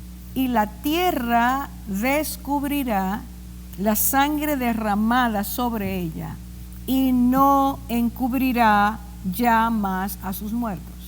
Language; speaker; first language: Spanish; native; Spanish